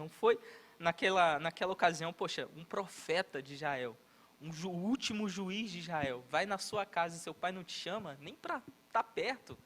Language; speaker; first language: Portuguese; native; Portuguese